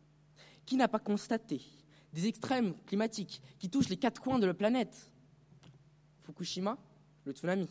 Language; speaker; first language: French; non-native, fluent; Romanian